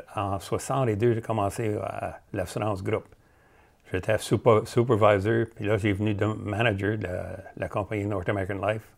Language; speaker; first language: French; native; French